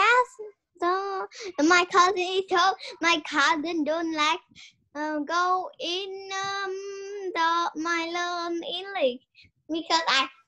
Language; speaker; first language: English; non-native, learner; Vietnamese